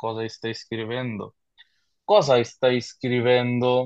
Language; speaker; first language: Italian; non-native, fluent; Bangla